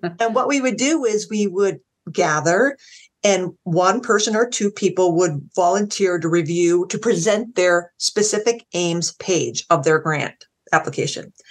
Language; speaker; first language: English; native; English